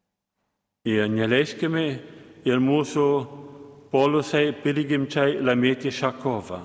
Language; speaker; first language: Lithuanian; native; Lithuanian